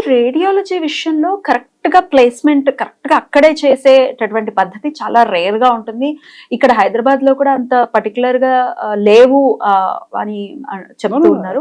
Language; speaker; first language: Telugu; native; Telugu